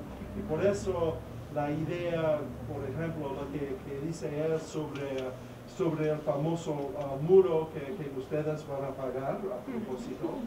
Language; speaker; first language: Spanish; non-native, fluent; English